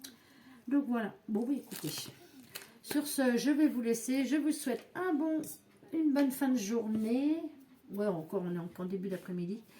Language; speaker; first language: French; native; French